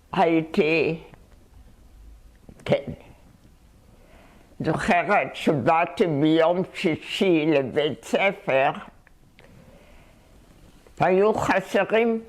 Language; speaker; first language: Hebrew; non-native, fluent; German